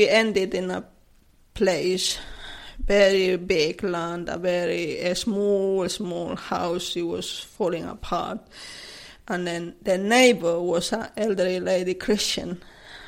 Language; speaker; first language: English; non-native, learner; Spanish